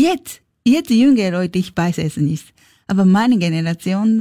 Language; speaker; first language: German; non-native, learner; Japanese